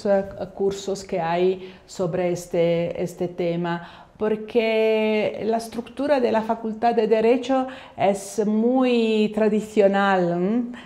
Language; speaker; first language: Spanish; non-native, fluent; Italian